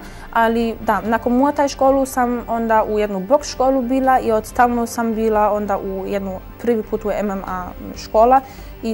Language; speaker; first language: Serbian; early bilingual, heritage; German